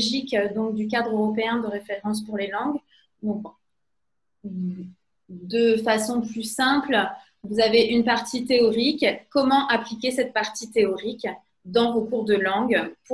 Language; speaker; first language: French; native; French